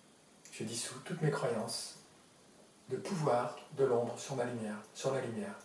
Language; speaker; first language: French; native; French